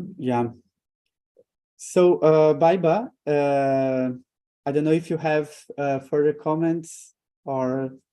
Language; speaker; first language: English; non-native, fluent; Portuguese